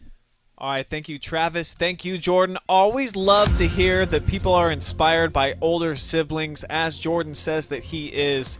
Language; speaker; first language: English; native; English